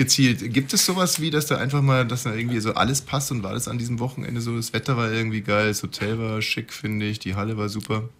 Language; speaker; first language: German; native; German